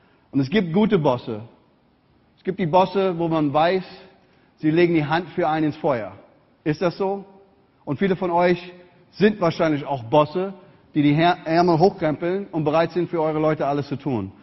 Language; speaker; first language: German; non-native, fluent; English